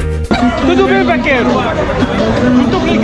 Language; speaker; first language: Portuguese; non-native, learner; Arabic